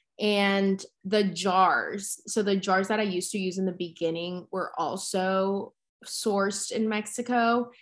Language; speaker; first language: English; early bilingual, other home language; Spanish